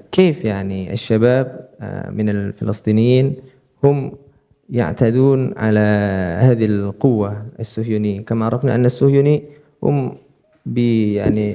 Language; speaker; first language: Arabic; non-native, learner; Indonesian